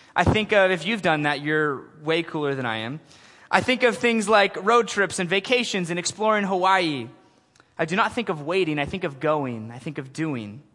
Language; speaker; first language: English; native; English